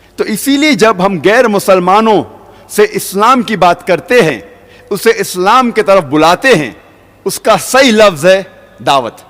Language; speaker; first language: Urdu; non-native, local second language; Konkani